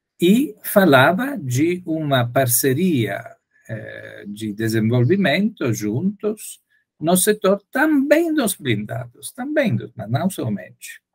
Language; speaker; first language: Portuguese; non-native, learner; Italian